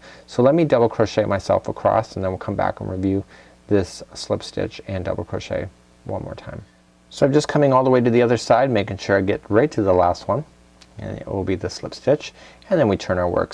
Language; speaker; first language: English; native; English